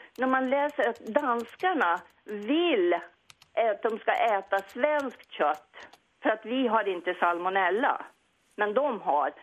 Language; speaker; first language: Swedish; native; Swedish